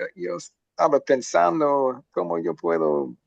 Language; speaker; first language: Spanish; non-native, learner; English